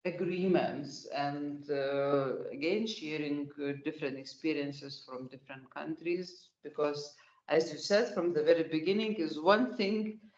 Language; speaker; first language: English; non-native, fluent; Lithuanian